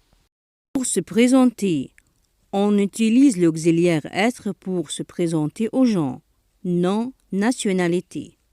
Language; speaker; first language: French; non-native, fluent; Arabic